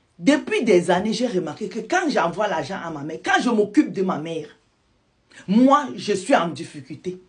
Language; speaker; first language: French; non-native, local second language; Lingala